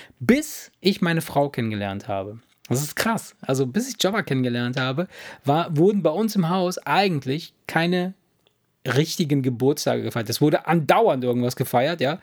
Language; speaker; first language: German; early bilingual, other home language; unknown